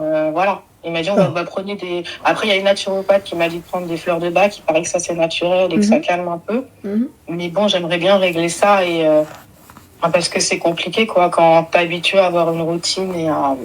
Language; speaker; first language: French; native; French